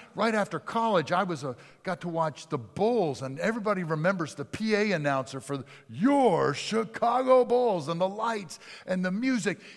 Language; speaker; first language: English; native; English